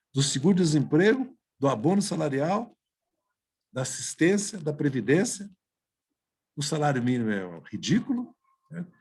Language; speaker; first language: Portuguese; native; Portuguese